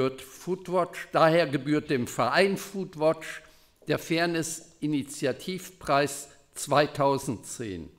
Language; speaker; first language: German; native; German